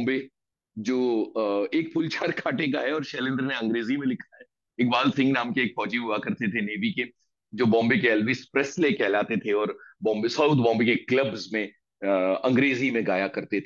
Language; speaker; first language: Hindi; native; Hindi